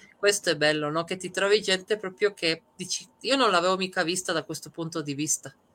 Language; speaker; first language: Italian; early bilingual, other home language; Serbian